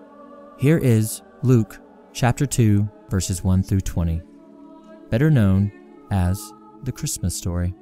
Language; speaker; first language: English; native; English